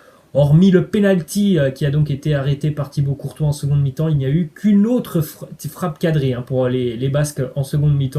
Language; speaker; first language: French; native; French